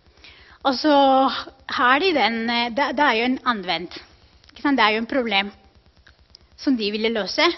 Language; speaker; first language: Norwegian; non-native, fluent; Spanish